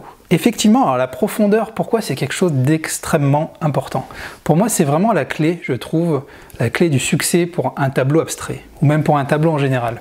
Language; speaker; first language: French; native; French